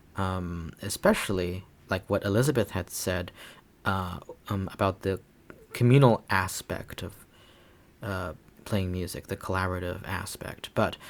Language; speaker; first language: English; non-native, fluent; Chinese